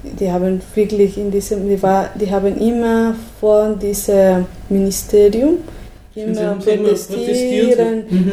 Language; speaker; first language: German; non-native, learner; Spanish